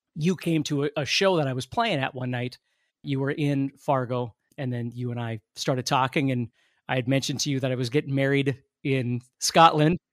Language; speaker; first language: English; native; English